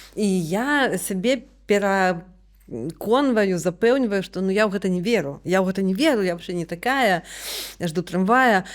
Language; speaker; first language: Belarusian; non-native, local second language; Russian